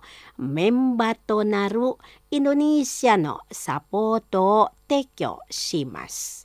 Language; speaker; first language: Japanese; non-native, fluent; Indonesian